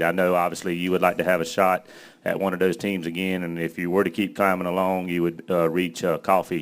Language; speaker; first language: English; native; English